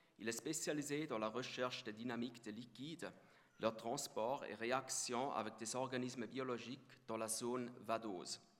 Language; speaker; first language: French; native; French